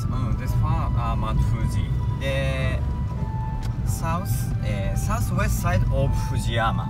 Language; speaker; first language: English; non-native, learner; Japanese